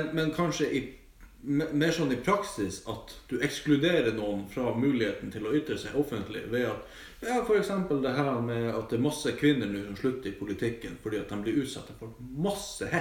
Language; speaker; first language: Norwegian; native; Norwegian